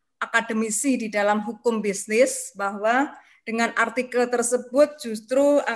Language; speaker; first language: Indonesian; native; Indonesian